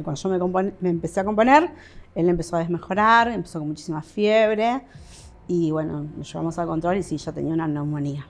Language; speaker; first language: Spanish; native; Spanish